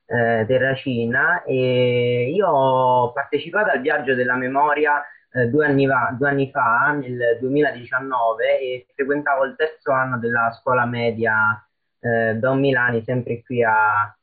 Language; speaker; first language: Italian; native; Italian